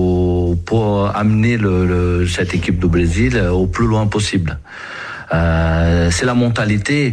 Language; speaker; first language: French; non-native, fluent; Portuguese